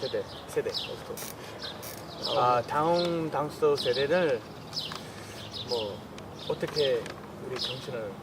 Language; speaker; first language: Korean; non-native, learner; English